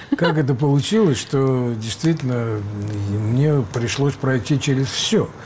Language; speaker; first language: Russian; native; Russian